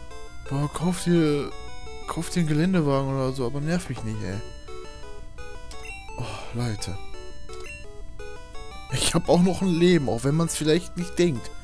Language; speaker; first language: German; native; German